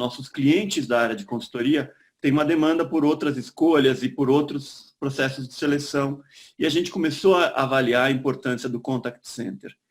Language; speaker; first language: Portuguese; native; Portuguese